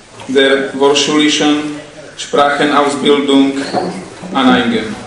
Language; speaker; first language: German; non-native, fluent; Slovak